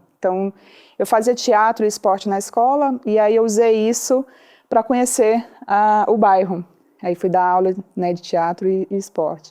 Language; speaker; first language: Portuguese; native; Portuguese